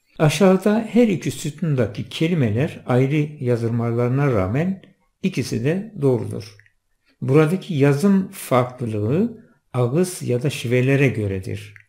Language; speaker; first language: Turkish; non-native, local second language; Zaza